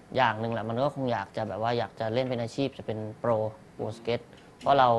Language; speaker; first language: Thai; native; Thai